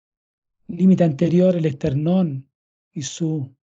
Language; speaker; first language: Spanish; native; Spanish